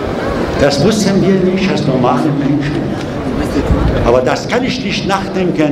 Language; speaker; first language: German; non-native, learner; Persian